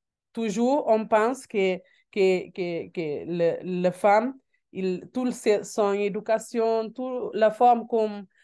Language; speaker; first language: French; non-native, learner; Portuguese